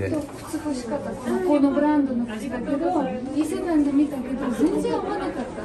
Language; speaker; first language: Japanese; non-native, fluent; Romanian